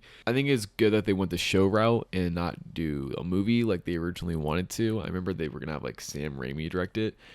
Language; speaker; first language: English; native; English